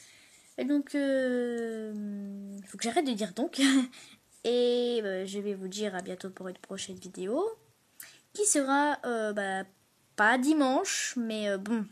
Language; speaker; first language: French; native; French